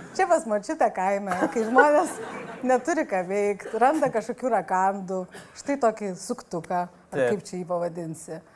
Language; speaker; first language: Lithuanian; native; Lithuanian